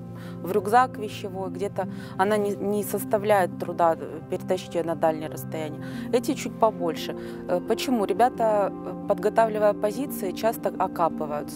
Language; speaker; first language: Russian; native; Russian